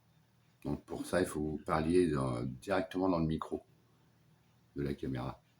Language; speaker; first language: French; native; French